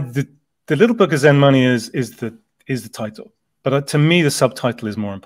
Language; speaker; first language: English; native; English